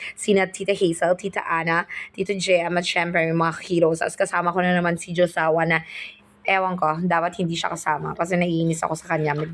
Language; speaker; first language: Filipino; native; Filipino